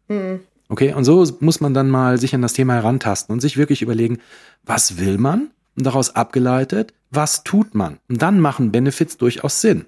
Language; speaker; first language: German; native; German